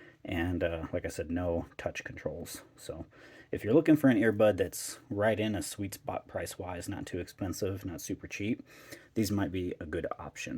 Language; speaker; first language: English; native; English